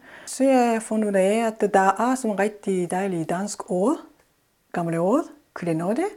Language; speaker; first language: Danish; non-native, fluent; Japanese